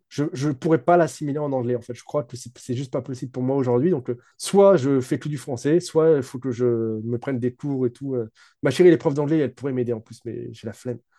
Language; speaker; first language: French; native; French